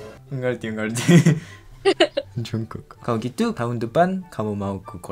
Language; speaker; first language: Indonesian; non-native, learner; Japanese